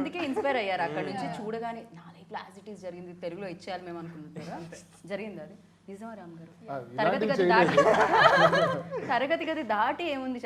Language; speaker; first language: Telugu; native; Telugu